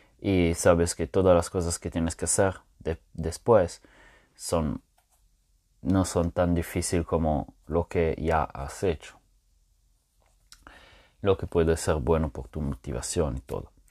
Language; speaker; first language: Spanish; non-native, fluent; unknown